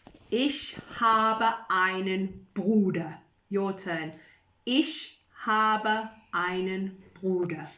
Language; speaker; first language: German; non-native, fluent; English